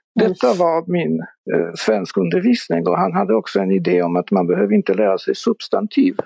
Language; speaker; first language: Swedish; non-native, fluent; Polish